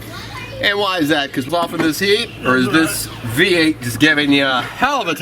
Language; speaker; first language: English; native; English